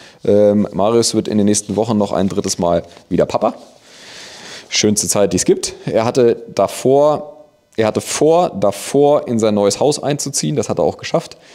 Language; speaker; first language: German; native; German